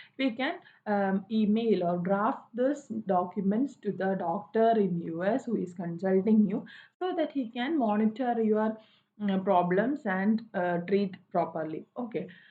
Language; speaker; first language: English; non-native, local second language; Malayalam